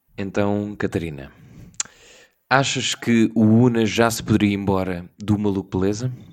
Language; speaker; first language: Portuguese; native; Portuguese